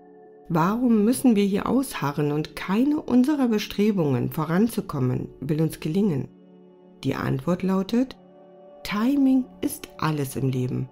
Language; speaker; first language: German; native; German